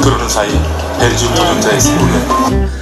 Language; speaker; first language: Korean; native; Korean